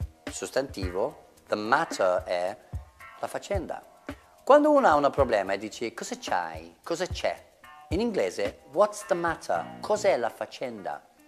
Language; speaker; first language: Italian; non-native, fluent; English